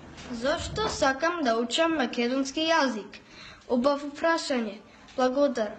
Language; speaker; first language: Macedonian; early bilingual, heritage; Macedonian